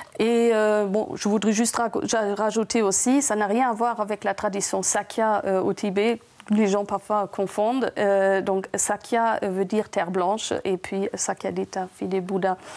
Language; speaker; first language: French; non-native, fluent; German